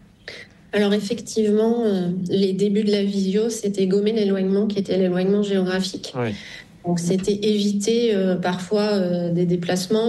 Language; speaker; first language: French; native; French